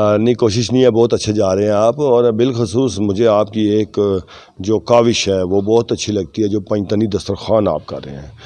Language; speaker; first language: Urdu; non-native, local second language; Punjabi